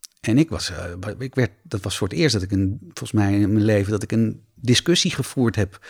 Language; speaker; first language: Dutch; native; Dutch